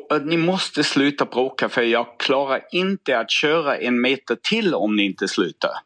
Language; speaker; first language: Swedish; non-native, fluent; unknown